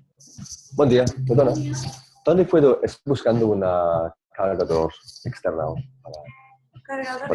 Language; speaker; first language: Spanish; non-native, learner; English